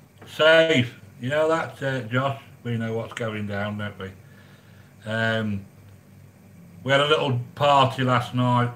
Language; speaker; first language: English; native; English